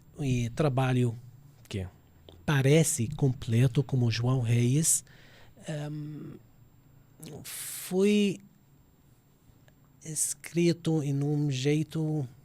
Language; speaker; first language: Portuguese; non-native, fluent; Arabic